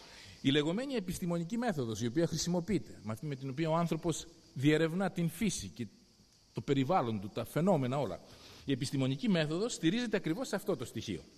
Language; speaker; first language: Greek; native; Greek